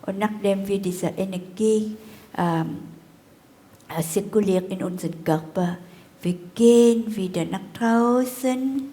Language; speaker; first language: German; non-native, fluent; Vietnamese